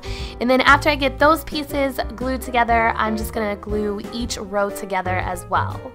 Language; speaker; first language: English; native; English